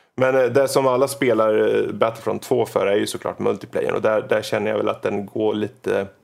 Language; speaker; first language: Swedish; native; Swedish